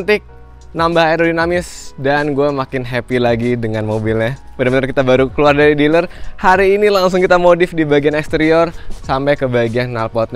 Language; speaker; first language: Indonesian; native; Indonesian